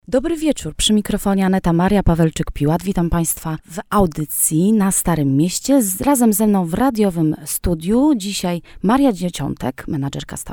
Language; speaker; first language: Polish; native; Polish